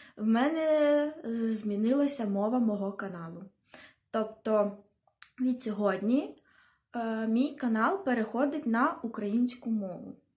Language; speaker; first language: Ukrainian; non-native, local second language; Russian